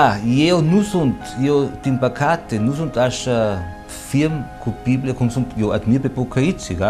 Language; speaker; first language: Romanian; non-native, fluent; German